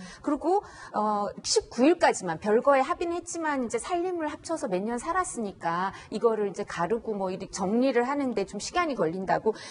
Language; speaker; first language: Korean; native; Korean